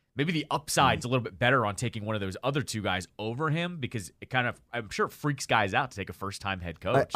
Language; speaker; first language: English; native; English